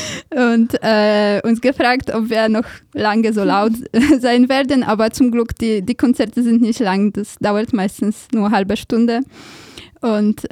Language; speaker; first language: German; non-native, fluent; Polish